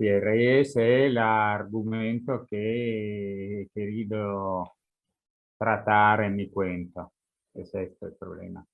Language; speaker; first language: Spanish; non-native, fluent; Italian